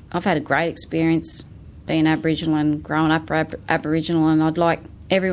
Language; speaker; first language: English; native; English